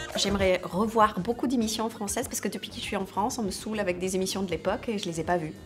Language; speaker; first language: French; non-native, fluent; English